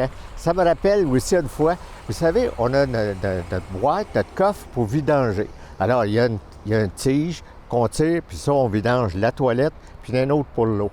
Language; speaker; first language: French; native; French